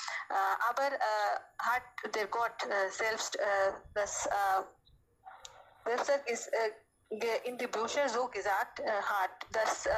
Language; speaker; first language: German; non-native, learner; Hindi